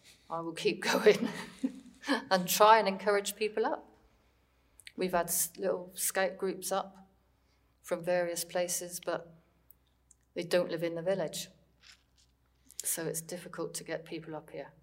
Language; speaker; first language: English; native; English